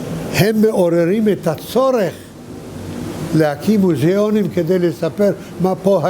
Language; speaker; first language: Hebrew; early bilingual, other home language; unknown